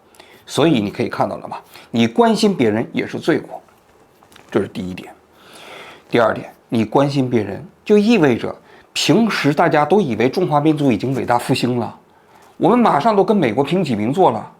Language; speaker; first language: Chinese; native; Chinese